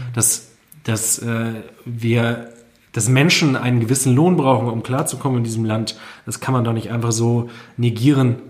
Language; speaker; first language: German; native; German